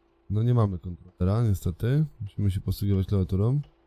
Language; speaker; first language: Polish; native; Polish